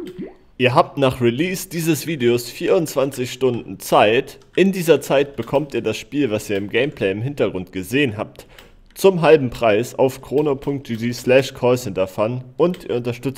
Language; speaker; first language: German; native; German